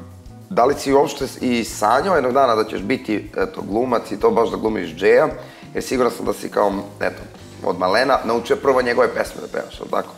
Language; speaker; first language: Serbian; native; Serbian